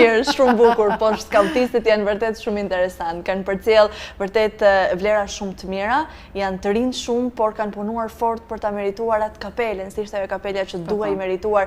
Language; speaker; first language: Albanian; native; Albanian